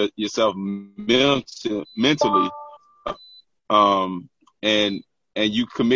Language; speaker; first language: English; native; English